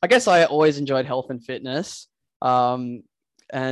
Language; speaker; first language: English; native; English